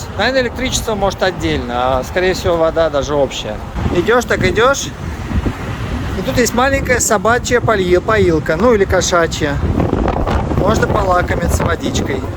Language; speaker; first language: Russian; native; Russian